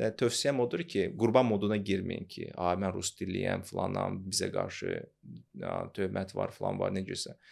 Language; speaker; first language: Azerbaijani; non-native, local second language; Russian